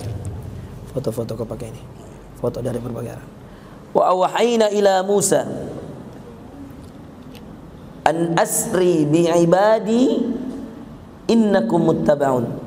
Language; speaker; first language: Indonesian; native; Indonesian